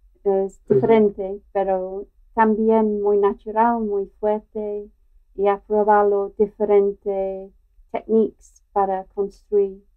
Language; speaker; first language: Spanish; non-native, learner; English